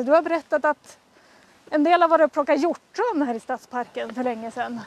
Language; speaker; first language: Swedish; native; Swedish